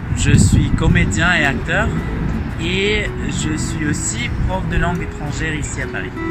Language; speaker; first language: French; non-native, fluent; Spanish